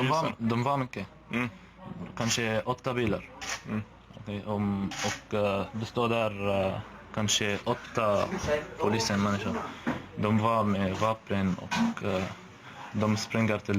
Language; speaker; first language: Swedish; non-native, learner; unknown